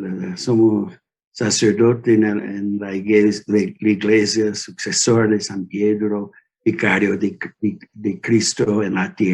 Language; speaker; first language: Spanish; non-native, learner; English